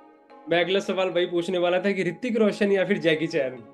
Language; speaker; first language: Hindi; native; Hindi